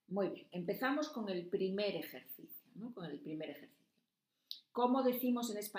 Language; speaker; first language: Spanish; non-native, fluent; German